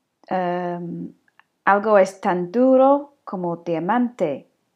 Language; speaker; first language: Spanish; non-native, learner; English